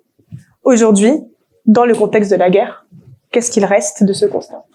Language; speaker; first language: French; native; French